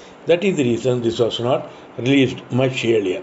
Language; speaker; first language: English; non-native, local second language; Tamil